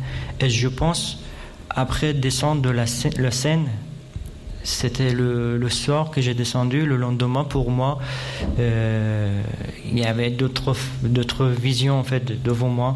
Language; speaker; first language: French; non-native, fluent; Persian